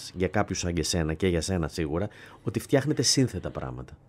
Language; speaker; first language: Greek; native; Greek